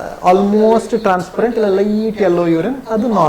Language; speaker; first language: Malayalam; non-native, learner; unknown